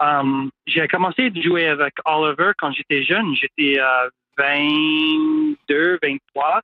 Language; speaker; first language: French; non-native, local second language; English